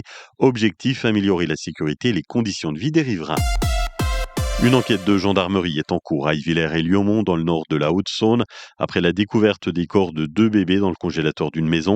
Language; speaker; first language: French; native; French